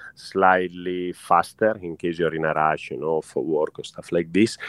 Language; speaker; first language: English; non-native, fluent; Italian